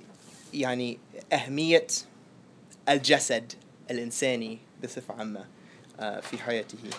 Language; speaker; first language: Arabic; non-native, fluent; English